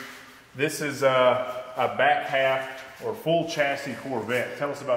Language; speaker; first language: English; native; English